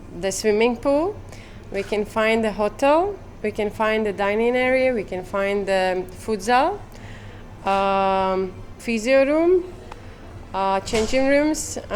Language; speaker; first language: English; non-native, fluent; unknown